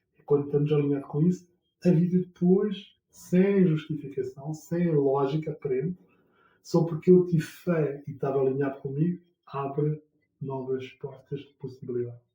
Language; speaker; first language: Portuguese; non-native, fluent; French